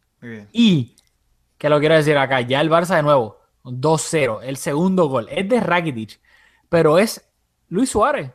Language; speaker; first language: Spanish; early bilingual, heritage; Spanish